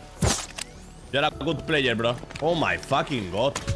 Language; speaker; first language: English; non-native, learner; Spanish